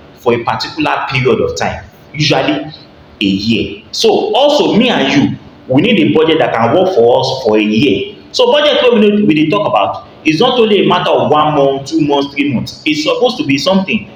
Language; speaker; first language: Nigerian Pidgin; non-native, local second language; Yoruba